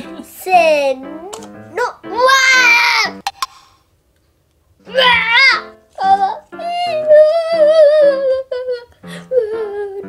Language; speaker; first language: Japanese; native; Japanese